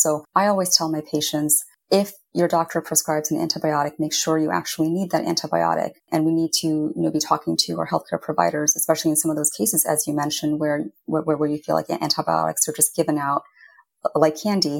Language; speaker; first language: English; native; English